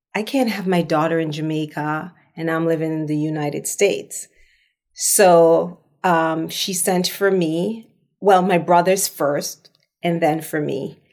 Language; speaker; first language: English; non-native, local second language; Jamaican Creole English